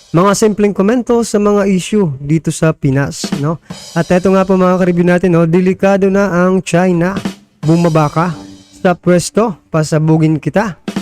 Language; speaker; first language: Filipino; non-native, local second language; Waray